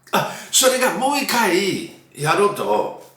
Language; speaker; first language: Japanese; non-native, fluent; English